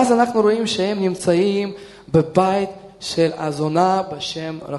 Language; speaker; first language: Hebrew; non-native, fluent; Russian